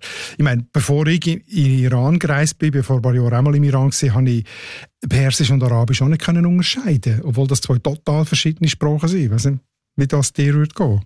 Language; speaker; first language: German; native; German